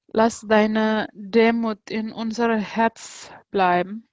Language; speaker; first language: German; non-native, fluent; Indonesian